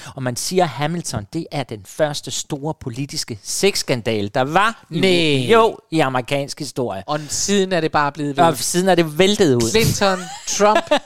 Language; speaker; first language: Danish; native; Danish